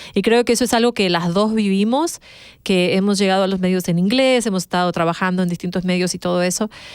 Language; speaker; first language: Spanish; native; Spanish